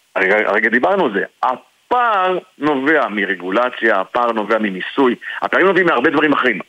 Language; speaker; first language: Hebrew; native; Hebrew